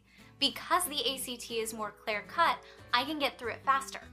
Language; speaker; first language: English; native; English